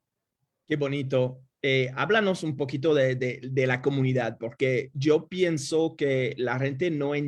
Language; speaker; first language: Spanish; non-native, fluent; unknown